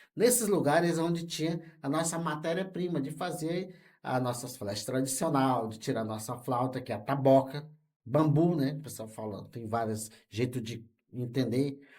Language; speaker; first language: Portuguese; non-native, local second language; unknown